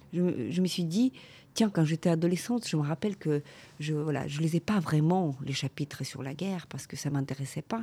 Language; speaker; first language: French; non-native, fluent; Ukrainian